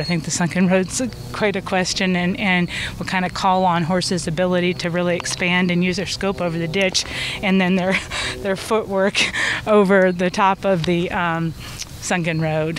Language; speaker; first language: English; native; English